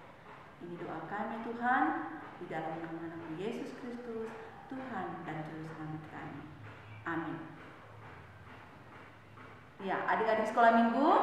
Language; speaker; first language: Indonesian; native; Indonesian